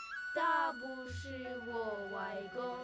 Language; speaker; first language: Chinese; non-native, learner; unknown